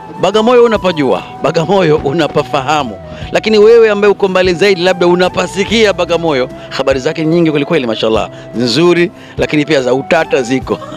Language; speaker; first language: Swahili; native; Swahili